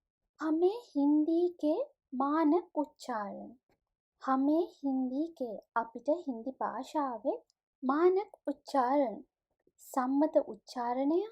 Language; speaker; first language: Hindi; non-native, fluent; Sinhala